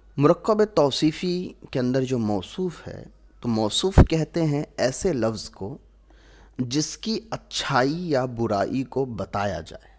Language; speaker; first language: Urdu; native; Urdu